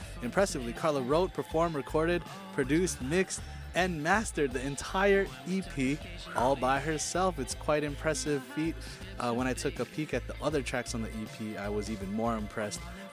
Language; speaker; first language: English; native; English